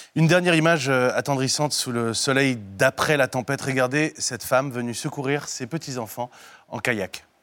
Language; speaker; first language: French; native; French